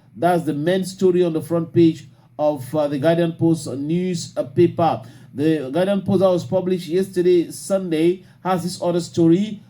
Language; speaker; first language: English; non-native, local second language; French